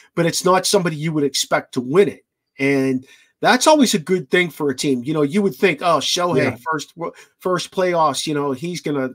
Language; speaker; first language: English; native; English